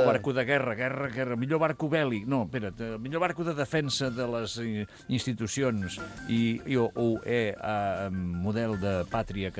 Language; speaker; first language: Catalan; native; Catalan